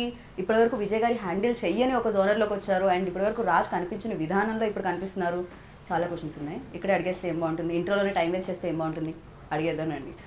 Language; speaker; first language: Telugu; native; Telugu